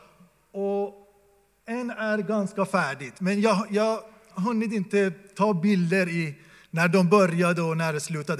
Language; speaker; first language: Swedish; non-native, fluent; Persian